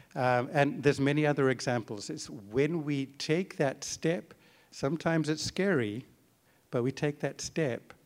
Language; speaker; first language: English; native; English